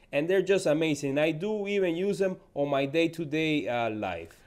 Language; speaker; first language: English; native; English